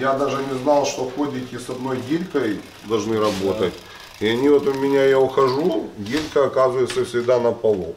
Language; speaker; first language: Russian; native; Russian